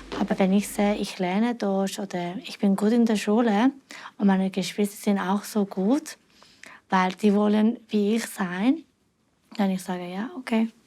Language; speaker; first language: German; non-native, learner; Persian